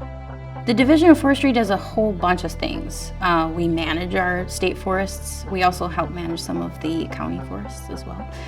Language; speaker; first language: English; native; English